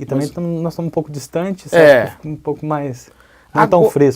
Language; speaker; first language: Portuguese; native; Portuguese